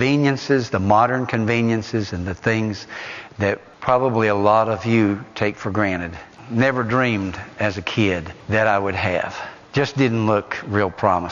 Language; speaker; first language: English; native; English